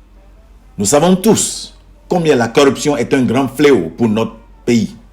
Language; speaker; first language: French; native; French